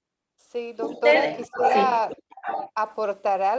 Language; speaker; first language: Spanish; non-native, fluent; Portuguese